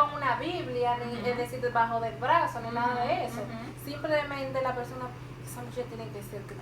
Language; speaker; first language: Spanish; native; Spanish